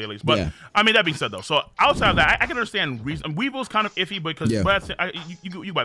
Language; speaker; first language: English; native; English